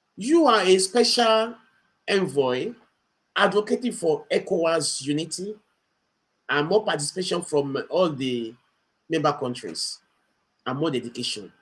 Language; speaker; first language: English; non-native, local second language; Yoruba